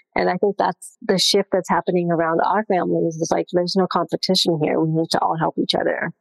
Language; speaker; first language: English; non-native, local second language; Gujarati